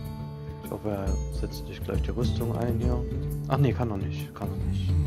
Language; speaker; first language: German; native; German